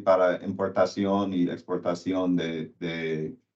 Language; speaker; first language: Spanish; non-native, learner; English